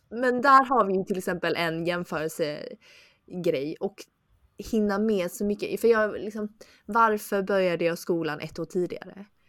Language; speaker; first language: Swedish; early bilingual, other home language; Chinese